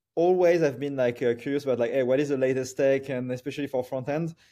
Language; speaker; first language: English; non-native, fluent; French